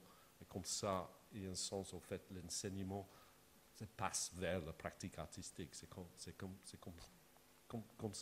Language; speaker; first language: French; non-native, fluent; English